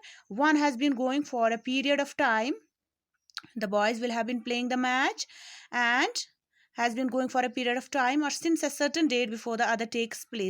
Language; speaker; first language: English; non-native, local second language; Urdu